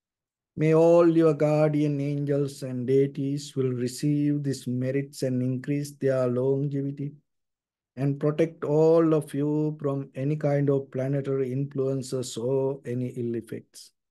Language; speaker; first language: English; non-native, fluent; Sinhala